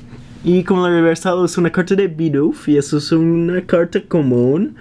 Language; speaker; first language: Spanish; non-native, learner; English